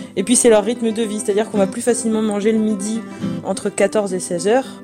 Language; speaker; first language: French; native; French